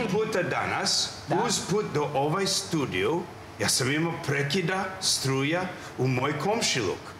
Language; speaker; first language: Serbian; non-native, learner; English